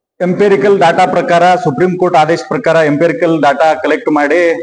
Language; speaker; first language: Kannada; non-native, local second language; Lambadi